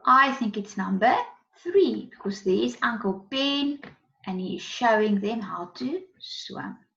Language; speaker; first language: English; non-native, local second language; Afrikaans